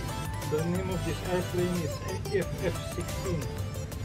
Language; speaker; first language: English; non-native, learner; Dutch